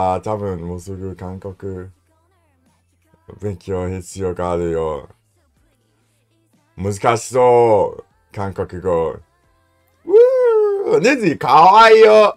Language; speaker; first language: Japanese; non-native, learner; English